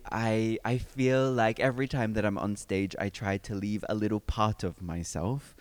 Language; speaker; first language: English; native; English